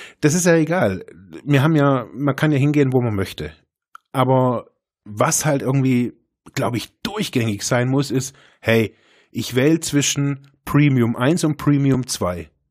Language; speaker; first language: German; native; German